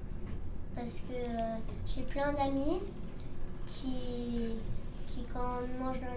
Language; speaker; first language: French; early bilingual, heritage; French